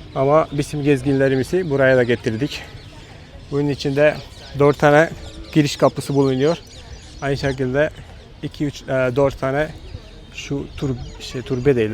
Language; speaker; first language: Turkish; non-native, fluent; Hindi